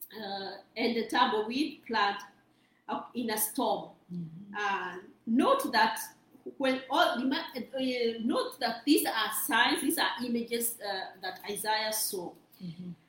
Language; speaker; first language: English; non-native, local second language; Kikuyu